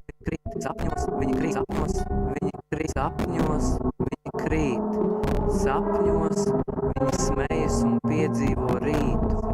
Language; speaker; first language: Latvian; native; Latvian